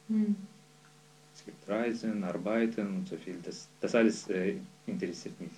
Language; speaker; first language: German; non-native, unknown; Azerbaijani